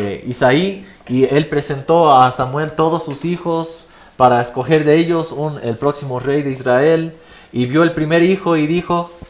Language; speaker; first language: Spanish; non-native, fluent; English